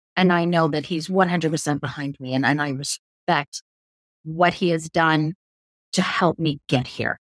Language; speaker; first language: English; native; English